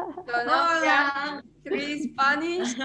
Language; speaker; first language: English; non-native, fluent; Spanish